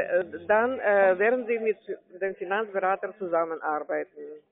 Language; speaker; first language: German; non-native, fluent; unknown